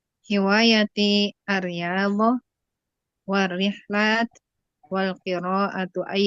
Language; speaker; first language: Arabic; non-native, learner; Indonesian